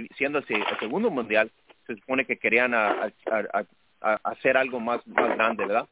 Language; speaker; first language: Spanish; early bilingual, heritage; Spanish